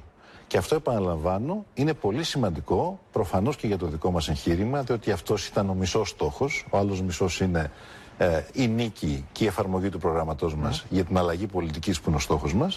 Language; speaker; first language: Greek; native; Greek